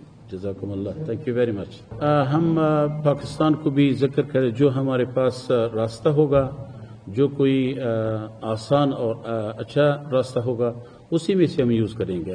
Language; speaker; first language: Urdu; non-native, fluent; Persian